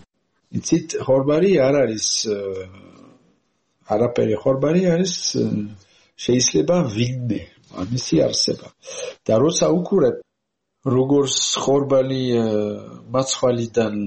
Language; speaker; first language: Georgian; non-native, learner; French